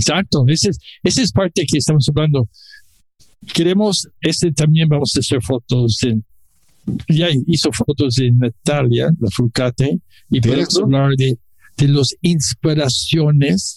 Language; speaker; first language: Spanish; non-native, learner; English